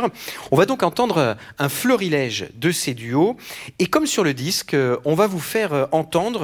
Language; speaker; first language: French; native; French